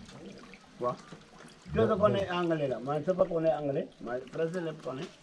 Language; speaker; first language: French; non-native, learner; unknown